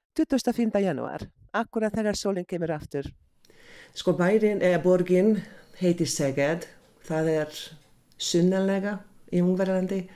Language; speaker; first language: Icelandic; non-native, learner; Hungarian